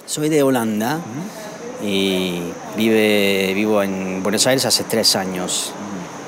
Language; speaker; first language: Spanish; non-native, learner; Dutch